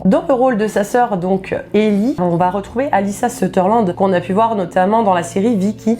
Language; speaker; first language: French; native; French